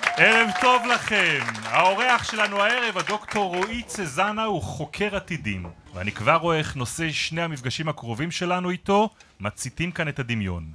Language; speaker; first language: Hebrew; native; Hebrew